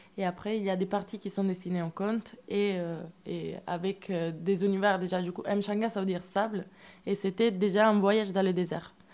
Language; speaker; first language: French; non-native, fluent; Italian